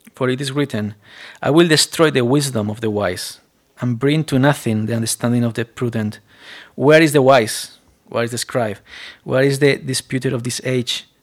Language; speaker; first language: English; non-native, fluent; Spanish